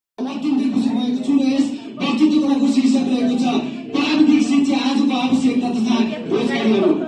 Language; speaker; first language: Nepali; native; Nepali